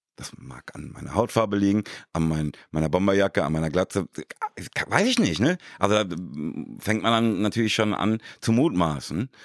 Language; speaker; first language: German; native; German